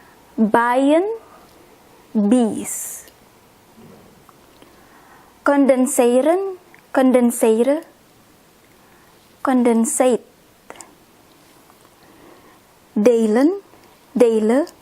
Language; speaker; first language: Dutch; non-native, fluent; Indonesian